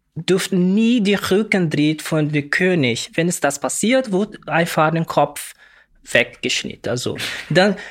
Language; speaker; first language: German; non-native, learner; Portuguese